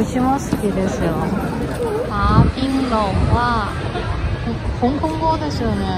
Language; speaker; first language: Japanese; non-native, fluent; Chinese